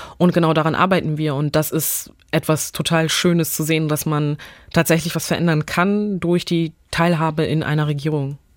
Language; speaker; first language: German; early bilingual, other home language; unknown